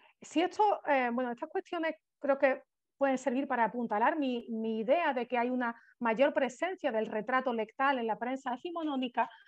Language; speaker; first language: Spanish; native; Spanish